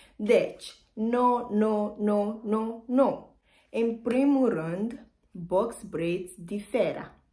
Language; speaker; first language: Romanian; non-native, learner; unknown